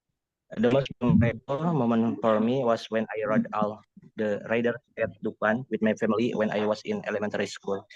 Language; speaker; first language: English; non-native, learner; Indonesian